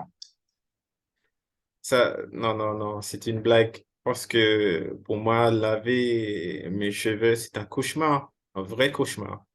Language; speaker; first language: French; non-native, fluent; English